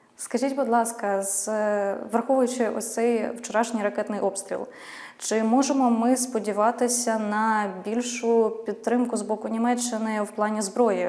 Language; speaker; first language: Ukrainian; native; Ukrainian